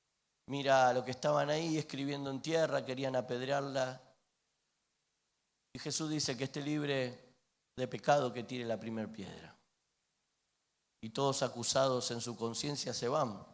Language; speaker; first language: Spanish; native; Spanish